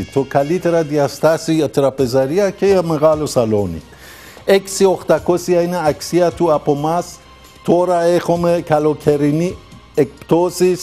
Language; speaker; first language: Greek; non-native, learner; Persian